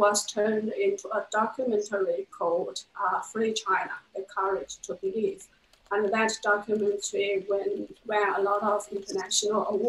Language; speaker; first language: English; non-native, fluent; Chinese